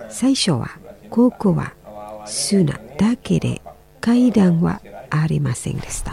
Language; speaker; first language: Japanese; non-native, fluent; Indonesian